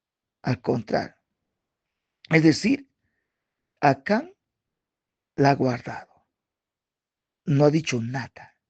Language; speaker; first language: Spanish; native; Spanish